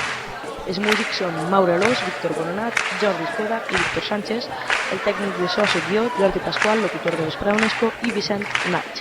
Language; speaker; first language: Catalan; native; Catalan